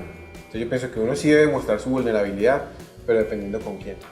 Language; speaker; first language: Spanish; native; Spanish